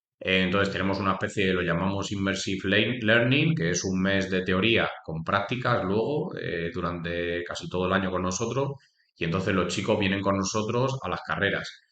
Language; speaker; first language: Spanish; native; Spanish